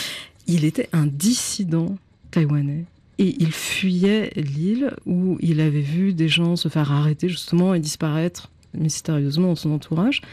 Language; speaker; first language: French; native; French